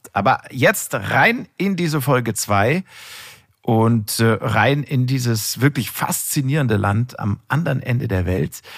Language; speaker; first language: German; native; German